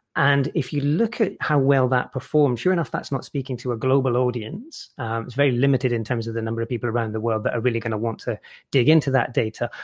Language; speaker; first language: English; native; English